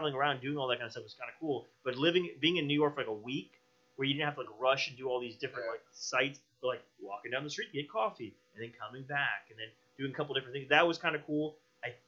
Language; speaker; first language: English; native; English